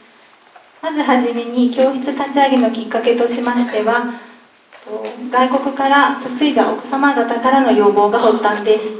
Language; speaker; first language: Japanese; native; Japanese